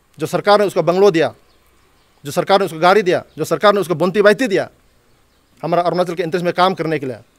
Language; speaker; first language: Hindi; non-native, local second language; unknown